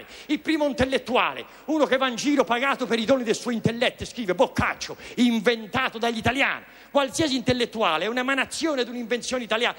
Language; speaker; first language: Italian; native; Italian